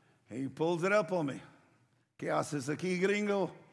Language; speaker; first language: Spanish; non-native, fluent; English